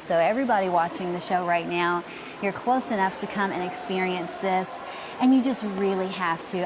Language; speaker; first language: English; native; English